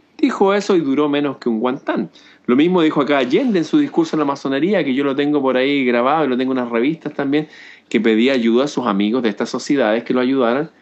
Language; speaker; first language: Spanish; native; Spanish